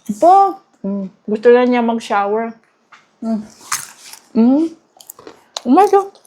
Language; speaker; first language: Filipino; non-native, local second language; Cebuano